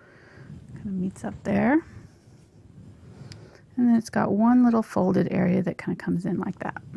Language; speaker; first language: English; native; English